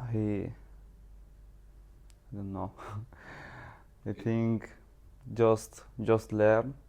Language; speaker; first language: English; non-native, learner; Spanish